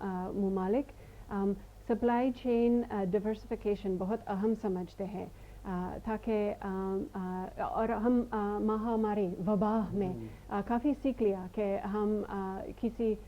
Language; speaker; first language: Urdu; non-native, fluent; English